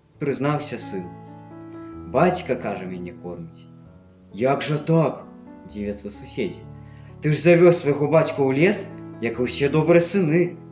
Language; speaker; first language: Belarusian; native; Belarusian